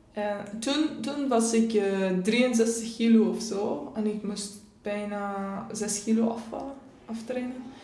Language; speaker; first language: Dutch; non-native, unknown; Persian